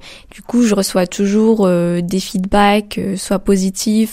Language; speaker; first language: French; non-native, local second language; Arabic